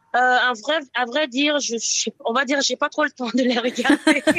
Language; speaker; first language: French; non-native, local second language; Mossi